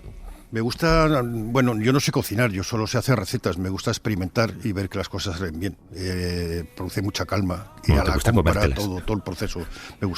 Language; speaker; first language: Spanish; native; Spanish